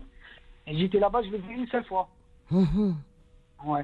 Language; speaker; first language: French; non-native, local second language; Arabic